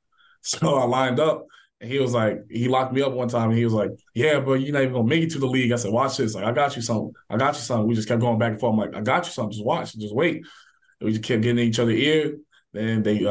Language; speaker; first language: English; native; English